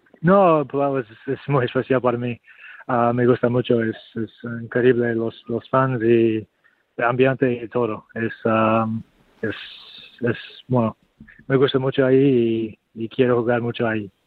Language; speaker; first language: Spanish; non-native, learner; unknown